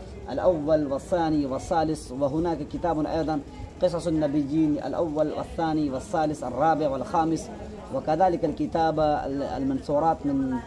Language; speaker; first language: Arabic; non-native, fluent; Urdu